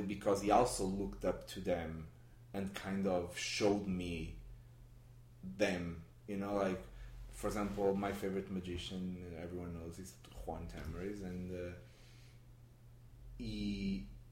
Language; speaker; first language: English; non-native, fluent; Portuguese